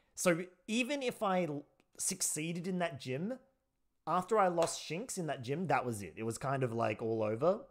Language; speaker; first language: English; native; English